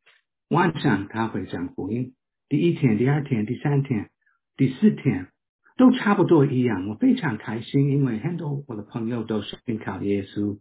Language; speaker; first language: Chinese; non-native, fluent; English